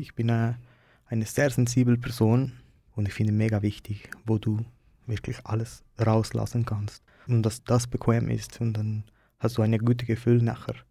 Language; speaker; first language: German; non-native, fluent; Spanish